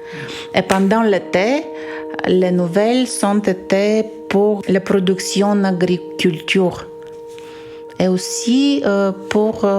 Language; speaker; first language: French; non-native, fluent; Bulgarian